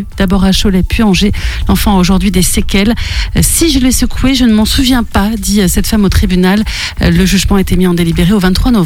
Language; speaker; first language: French; native; French